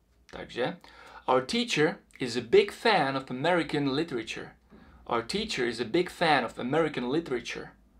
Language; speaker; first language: English; non-native, fluent; Czech